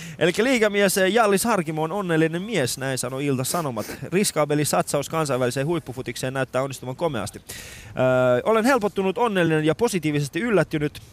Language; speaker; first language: Finnish; non-native, fluent; Persian